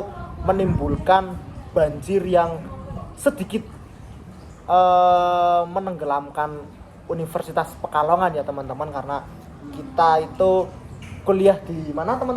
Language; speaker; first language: Indonesian; native; Indonesian